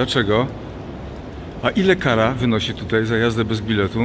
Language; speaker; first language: Polish; native; Polish